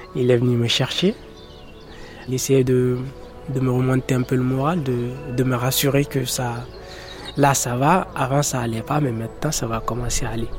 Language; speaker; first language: French; non-native, local second language; Fula